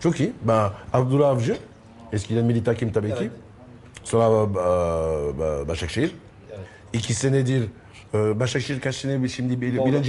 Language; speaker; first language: Turkish; non-native, learner; French